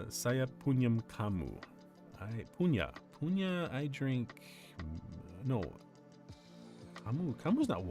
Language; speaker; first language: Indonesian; non-native, learner; English